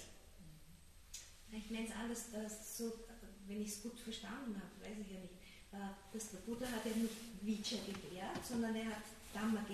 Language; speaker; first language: German; native; German